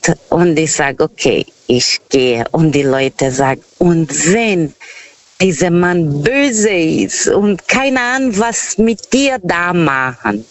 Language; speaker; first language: German; non-native, fluent; Portuguese